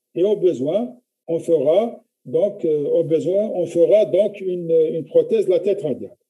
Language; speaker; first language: French; non-native, local second language; Arabic